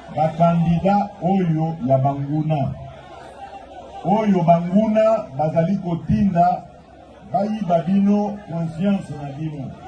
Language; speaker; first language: Lingala; native; Lingala